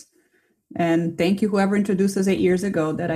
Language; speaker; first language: English; non-native, fluent; Portuguese